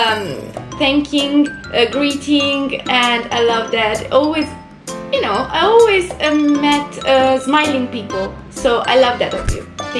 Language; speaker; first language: English; non-native, fluent; Italian